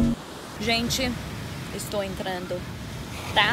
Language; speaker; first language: Portuguese; non-native, learner; English